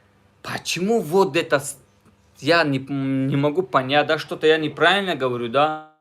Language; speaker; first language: Russian; non-native, learner; Tajik